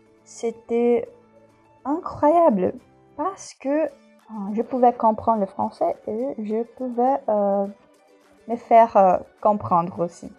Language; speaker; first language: French; non-native, fluent; Portuguese